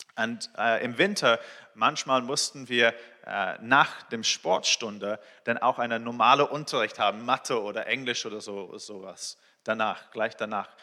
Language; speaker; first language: German; non-native, fluent; English